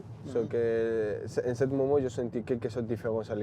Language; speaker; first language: French; non-native, learner; Spanish